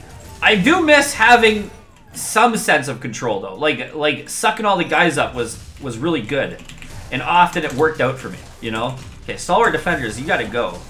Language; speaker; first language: English; native; English